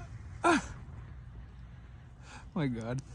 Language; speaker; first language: English; native; English